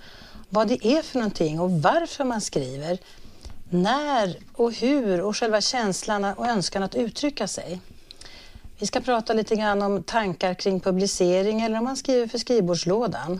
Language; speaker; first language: Swedish; native; Swedish